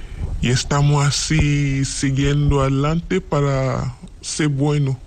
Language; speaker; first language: Spanish; non-native, learner; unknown